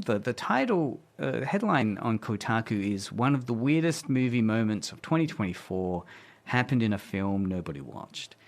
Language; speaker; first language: English; native; English